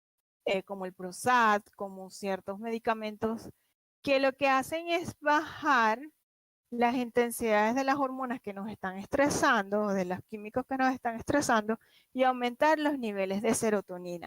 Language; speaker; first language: Spanish; native; Spanish